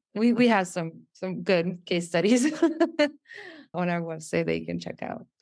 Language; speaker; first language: English; non-native, fluent; Serbian